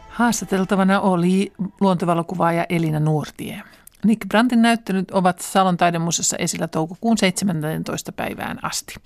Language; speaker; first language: Finnish; native; Finnish